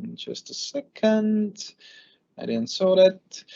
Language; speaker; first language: English; non-native, fluent; Estonian